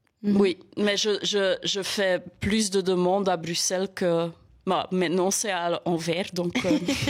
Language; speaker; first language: French; non-native, local second language; Dutch